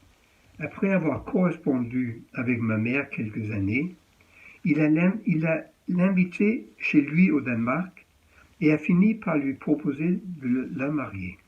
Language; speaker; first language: French; early bilingual, heritage; French